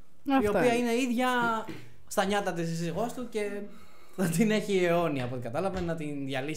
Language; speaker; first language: Greek; native; Greek